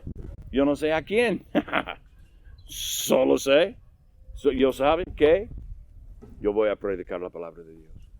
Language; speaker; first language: Spanish; non-native, learner; English